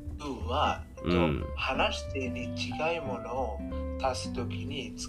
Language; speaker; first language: Japanese; non-native, learner; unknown